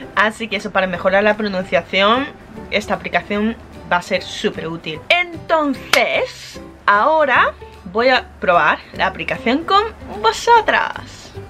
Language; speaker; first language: Spanish; non-native, fluent; Japanese